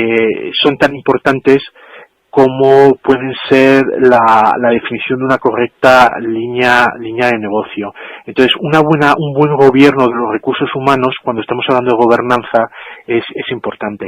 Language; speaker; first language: Spanish; native; Spanish